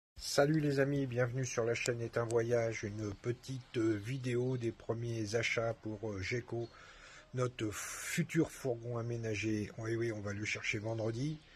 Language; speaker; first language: French; native; French